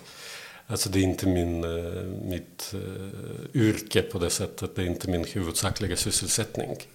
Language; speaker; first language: Swedish; non-native, fluent; Belarusian